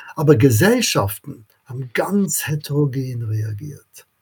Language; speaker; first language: German; non-native, local second language; English